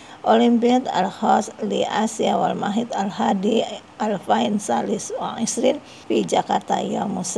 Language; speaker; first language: Arabic; non-native, fluent; Indonesian